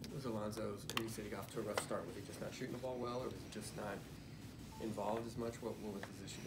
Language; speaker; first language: English; native; English